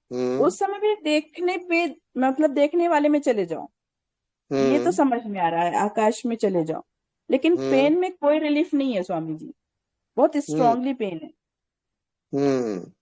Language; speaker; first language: Hindi; native; Hindi